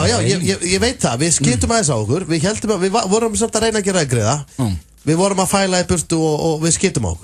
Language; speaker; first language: Icelandic; native; Icelandic